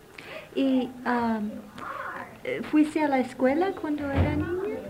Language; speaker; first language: Spanish; non-native, fluent; English